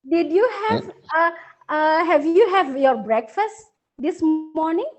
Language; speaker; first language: English; non-native, learner; Indonesian